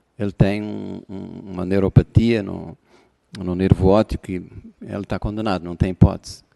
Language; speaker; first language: Portuguese; native; Portuguese